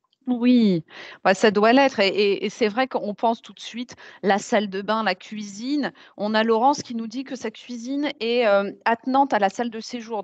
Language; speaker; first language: French; native; French